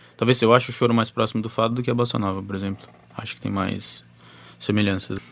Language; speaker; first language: Portuguese; native; Portuguese